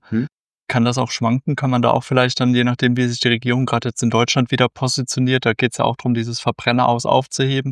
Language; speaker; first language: German; native; German